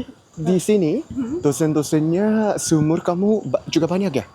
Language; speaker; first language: Indonesian; non-native, learner; Korean